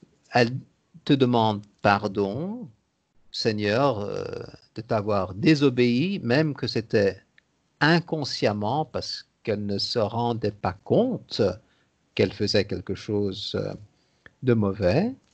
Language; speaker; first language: French; native; French